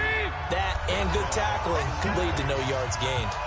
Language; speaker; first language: English; native; English